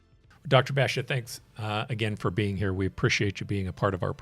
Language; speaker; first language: English; native; English